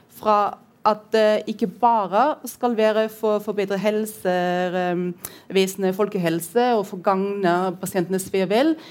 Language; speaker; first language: Norwegian; non-native, fluent; German